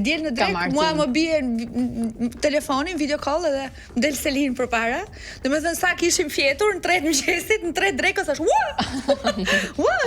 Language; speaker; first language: Albanian; native; Albanian